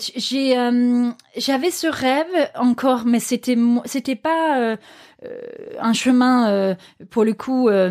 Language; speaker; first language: French; non-native, fluent; Danish